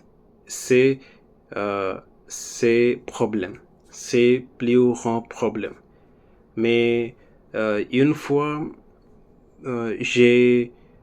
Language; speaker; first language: French; non-native, learner; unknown